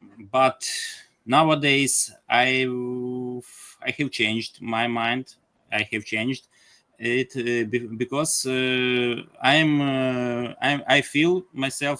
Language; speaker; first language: English; non-native, learner; Ukrainian